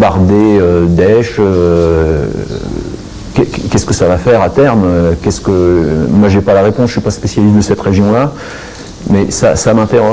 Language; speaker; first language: French; native; French